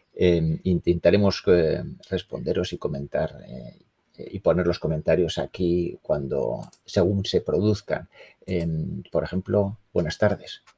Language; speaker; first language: Spanish; native; Spanish